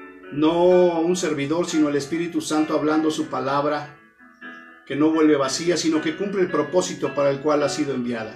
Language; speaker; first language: Spanish; native; Spanish